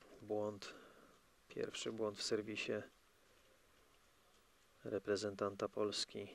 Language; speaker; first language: Polish; native; Polish